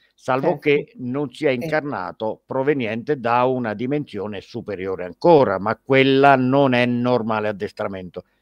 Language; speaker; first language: Italian; native; Italian